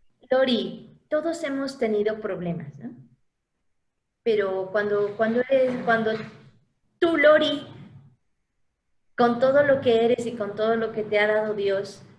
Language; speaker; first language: Spanish; native; Spanish